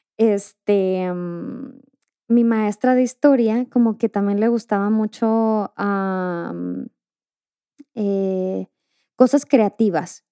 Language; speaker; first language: Spanish; native; Spanish